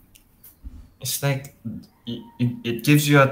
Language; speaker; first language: English; non-native, local second language; Chinese